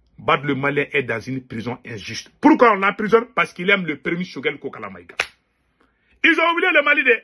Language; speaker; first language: French; non-native, local second language; Bambara